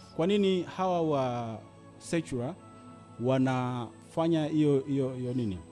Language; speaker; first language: Swahili; native; Swahili